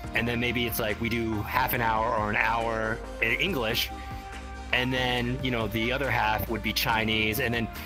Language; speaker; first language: English; native; English